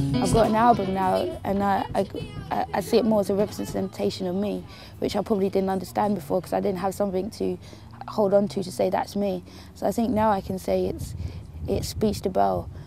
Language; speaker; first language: English; native; English